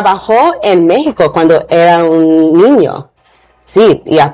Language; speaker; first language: Spanish; non-native, learner; English